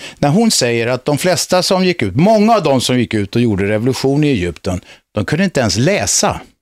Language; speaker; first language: Swedish; native; Swedish